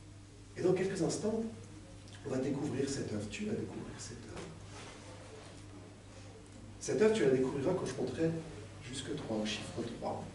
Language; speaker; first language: French; native; French